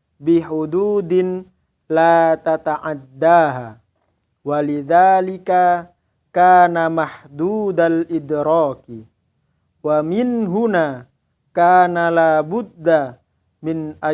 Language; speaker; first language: Arabic; non-native, fluent; Indonesian